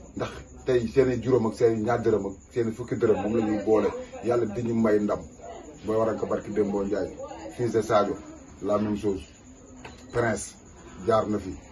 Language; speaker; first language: Wolof; native; Wolof